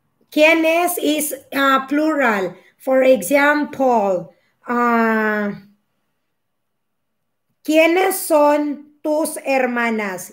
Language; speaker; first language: Spanish; non-native, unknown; Filipino